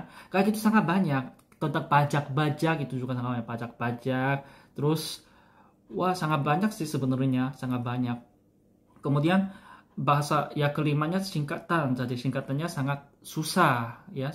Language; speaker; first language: Indonesian; non-native, fluent; Korean